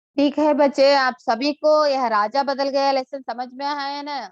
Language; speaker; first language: Hindi; non-native, local second language; Telugu